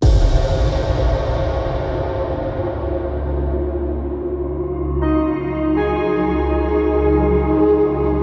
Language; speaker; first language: English; native; English